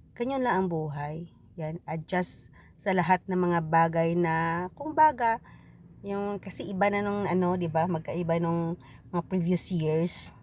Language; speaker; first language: Filipino; non-native, local second language; Hiligaynon